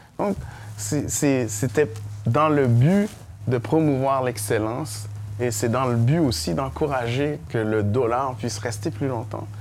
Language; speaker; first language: French; early bilingual, other home language; Haitian Creole